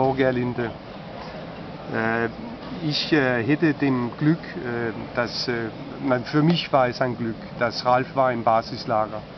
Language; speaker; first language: German; non-native, fluent; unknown